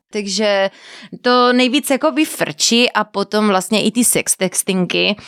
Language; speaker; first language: Czech; non-native, fluent; Spanish